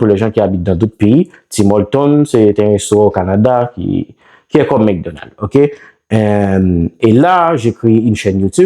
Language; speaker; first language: French; non-native, local second language; Haitian Creole